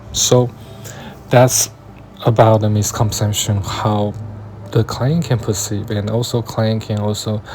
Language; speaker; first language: English; non-native, fluent; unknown